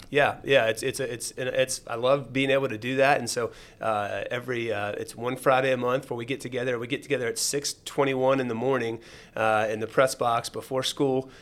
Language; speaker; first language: English; native; English